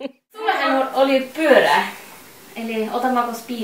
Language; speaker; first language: Finnish; non-native, learner; Swedish